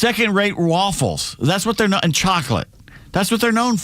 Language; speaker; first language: English; native; English